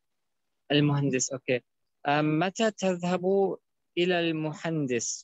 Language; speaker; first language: Arabic; non-native, learner; German